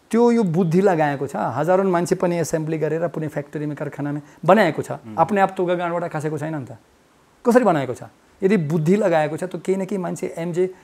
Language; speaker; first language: Nepali; non-native, fluent; Russian